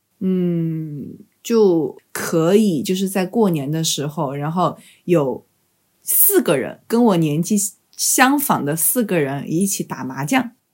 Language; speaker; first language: Chinese; native; Chinese